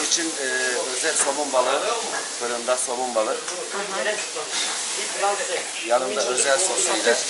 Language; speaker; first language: Turkish; native; Turkish